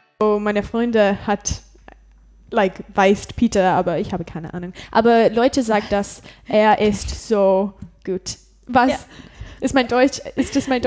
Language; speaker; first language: German; non-native, learner; English